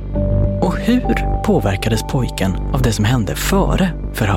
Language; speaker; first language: Swedish; native; Swedish